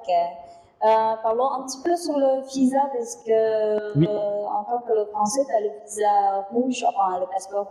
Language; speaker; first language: French; non-native, fluent; Indonesian